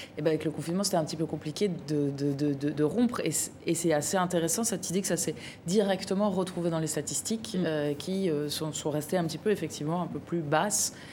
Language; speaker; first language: French; native; French